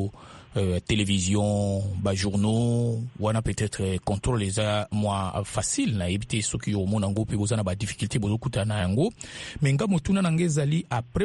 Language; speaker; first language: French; non-native, local second language; Lingala